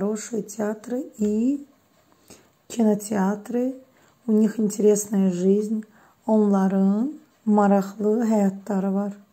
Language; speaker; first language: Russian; non-native, fluent; Azerbaijani